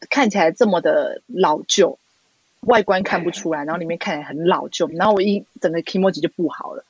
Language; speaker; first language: Chinese; native; Chinese